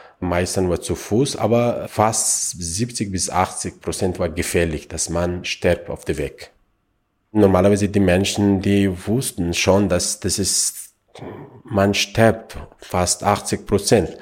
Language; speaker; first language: German; non-native, learner; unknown